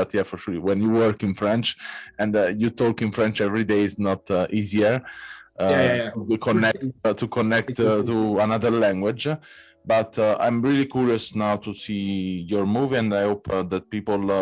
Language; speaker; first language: English; non-native, learner; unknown